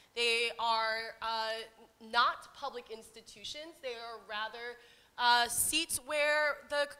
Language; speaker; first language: English; native; English